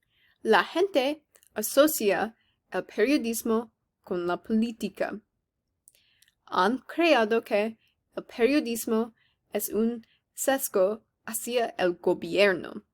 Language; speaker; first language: Spanish; non-native, learner; English